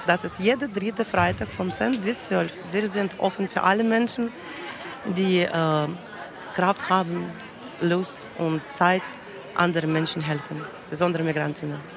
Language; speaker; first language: German; non-native, learner; Russian